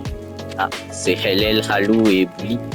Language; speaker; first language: French; native; French